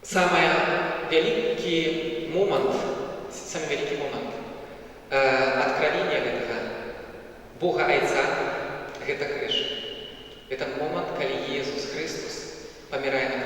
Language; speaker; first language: Belarusian; native; Belarusian